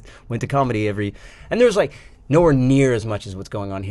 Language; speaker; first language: English; native; English